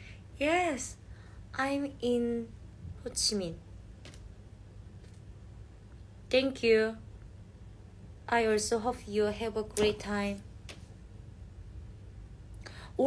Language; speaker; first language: English; non-native, learner; Korean